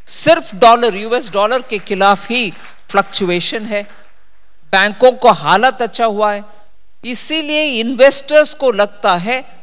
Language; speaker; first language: Hindi; non-native, local second language; Tamil